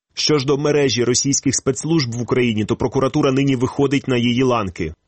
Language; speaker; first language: Ukrainian; native; Ukrainian